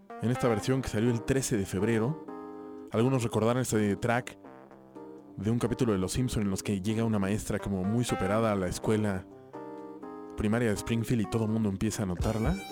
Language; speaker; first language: Spanish; native; Spanish